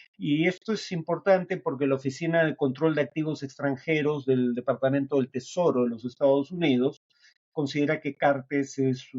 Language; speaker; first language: Spanish; native; Spanish